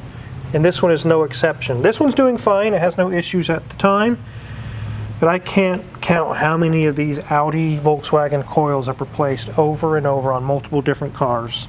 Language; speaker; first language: English; native; English